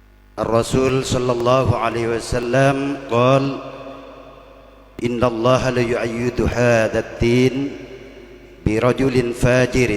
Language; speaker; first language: Arabic; non-native, fluent; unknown